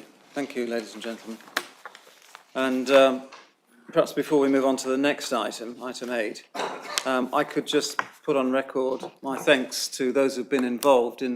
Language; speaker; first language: English; native; English